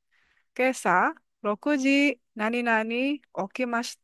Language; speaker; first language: Japanese; non-native, fluent; Filipino